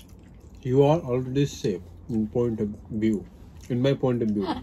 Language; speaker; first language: English; non-native, local second language; Hindi